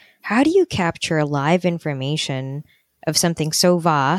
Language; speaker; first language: English; native; English